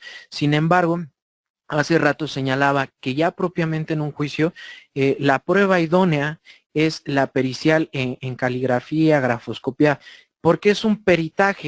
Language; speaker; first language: Spanish; native; Spanish